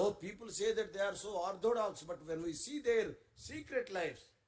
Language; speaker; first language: English; non-native, local second language; Telugu